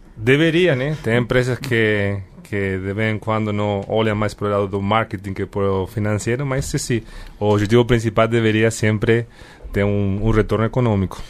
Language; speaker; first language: Portuguese; non-native, fluent; Spanish